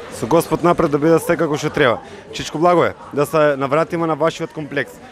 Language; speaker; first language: Macedonian; native; Macedonian